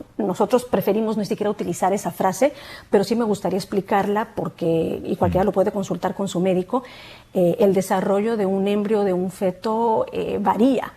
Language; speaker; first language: Spanish; native; Spanish